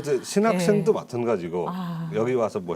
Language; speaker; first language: Korean; non-native, fluent; Nepali